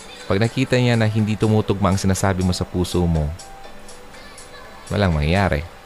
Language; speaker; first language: Filipino; native; Filipino